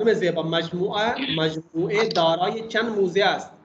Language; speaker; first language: Persian; non-native, fluent; Urdu